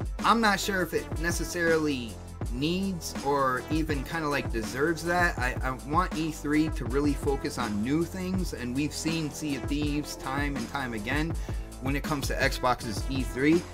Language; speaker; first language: English; native; English